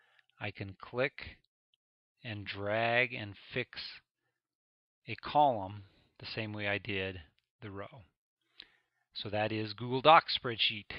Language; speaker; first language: English; native; English